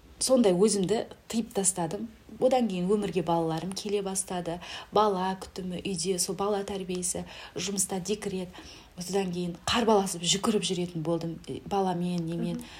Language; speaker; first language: Kazakh; native; Kazakh